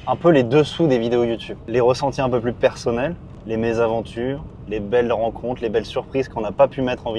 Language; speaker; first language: French; native; French